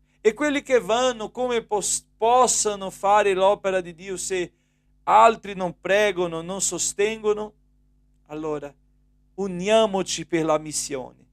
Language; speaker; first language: Italian; non-native, fluent; Portuguese